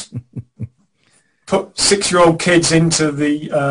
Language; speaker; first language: English; native; English